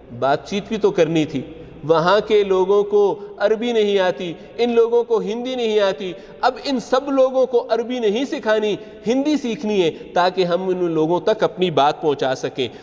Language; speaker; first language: Urdu; native; Urdu